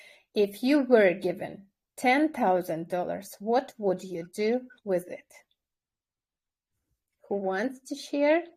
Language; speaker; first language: English; non-native, fluent; Kyrgyz